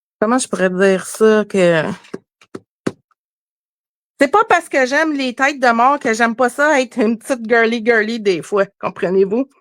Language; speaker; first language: French; native; French